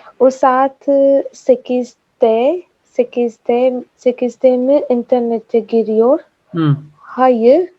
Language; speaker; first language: Turkish; non-native, learner; Urdu